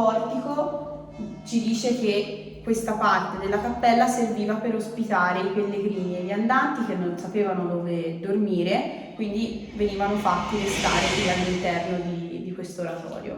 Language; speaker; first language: Italian; native; Italian